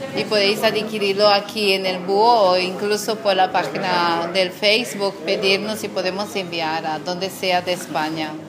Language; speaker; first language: Spanish; non-native, fluent; Portuguese